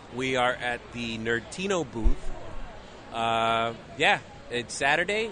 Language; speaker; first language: English; native; English